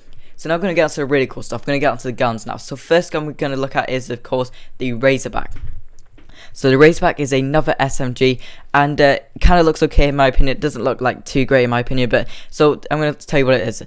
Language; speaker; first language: English; native; English